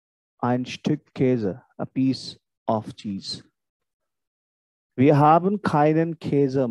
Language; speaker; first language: German; non-native, fluent; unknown